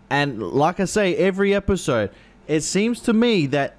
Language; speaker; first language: English; native; English